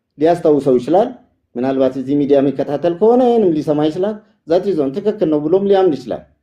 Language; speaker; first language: Amharic; non-native, local second language; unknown